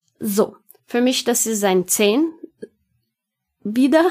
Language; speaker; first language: German; non-native, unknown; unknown